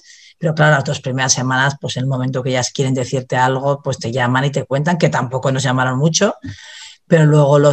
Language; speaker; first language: Spanish; native; Spanish